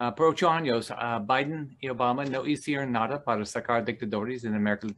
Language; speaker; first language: Spanish; non-native, learner; English